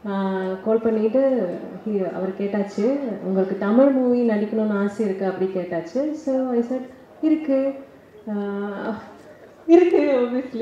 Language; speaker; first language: Tamil; non-native, learner; Malayalam